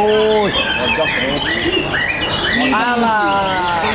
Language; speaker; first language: Indonesian; native; Indonesian